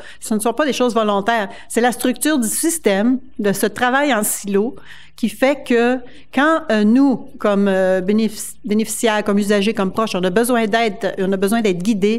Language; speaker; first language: French; native; French